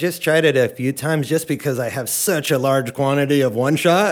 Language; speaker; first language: English; native; English